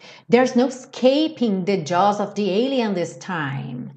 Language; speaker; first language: English; non-native, fluent; Portuguese